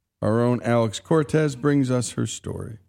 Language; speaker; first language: English; native; English